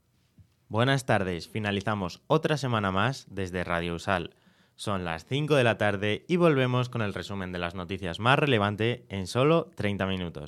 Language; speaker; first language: Spanish; native; Spanish